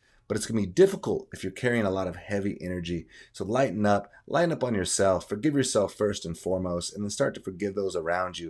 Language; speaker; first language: English; native; English